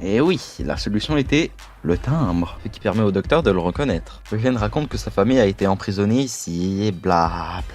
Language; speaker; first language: French; native; French